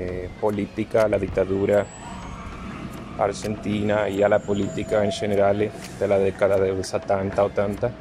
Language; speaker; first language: Italian; non-native, learner; Spanish